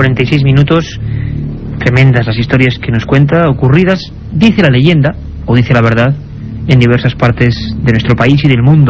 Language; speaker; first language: Spanish; native; Spanish